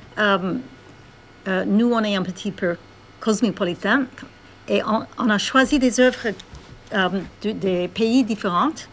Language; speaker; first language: French; non-native, fluent; English